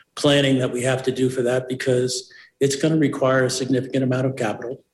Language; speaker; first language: English; native; English